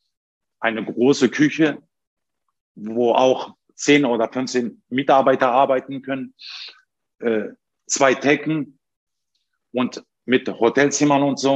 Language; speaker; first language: German; non-native, learner; Turkish